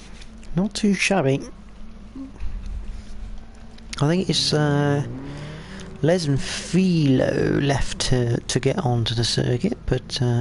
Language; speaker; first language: English; native; English